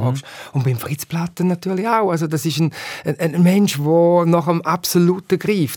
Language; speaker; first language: German; native; German